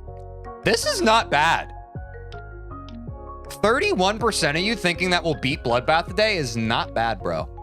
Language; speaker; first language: English; native; English